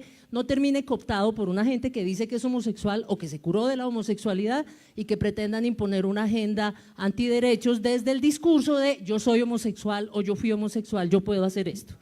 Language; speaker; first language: Spanish; native; Spanish